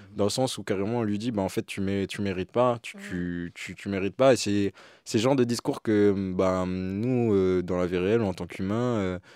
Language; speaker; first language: French; native; French